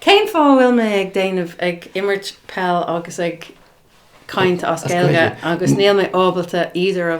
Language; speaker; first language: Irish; non-native, learner; English